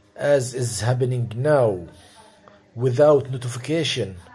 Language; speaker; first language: English; non-native, fluent; Arabic